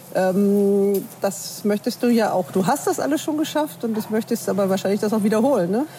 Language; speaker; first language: German; native; German